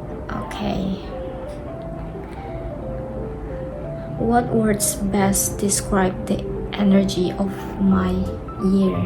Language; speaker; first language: English; non-native, learner; Indonesian